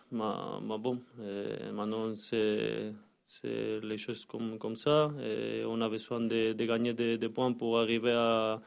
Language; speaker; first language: French; non-native, learner; Spanish